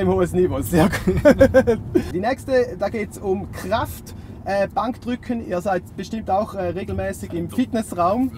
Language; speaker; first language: German; native; German